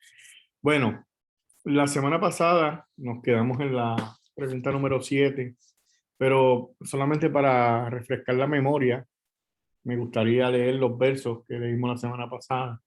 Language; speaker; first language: Spanish; native; Spanish